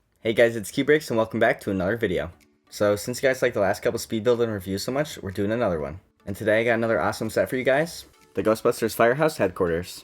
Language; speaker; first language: English; native; English